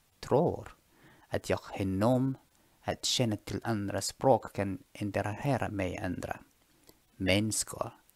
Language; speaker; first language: Swedish; non-native, fluent; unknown